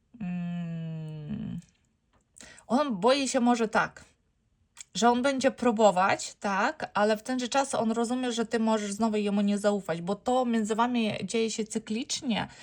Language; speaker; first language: Polish; non-native, learner; Ukrainian